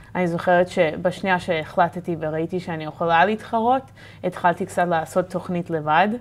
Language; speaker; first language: Hebrew; non-native, fluent; English